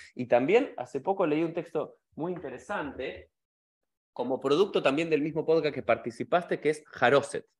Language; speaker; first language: Spanish; native; Spanish